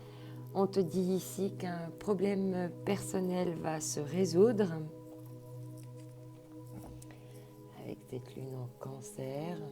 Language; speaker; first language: French; native; French